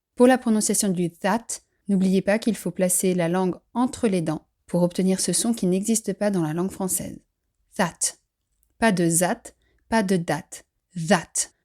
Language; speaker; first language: French; native; French